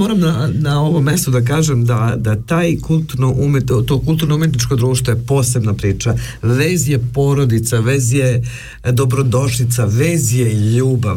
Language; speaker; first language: Serbian; native; Serbian